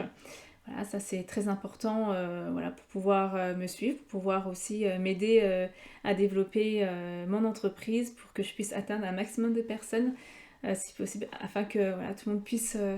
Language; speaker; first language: French; native; French